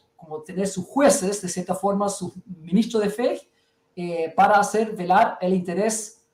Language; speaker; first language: Spanish; early bilingual, heritage; German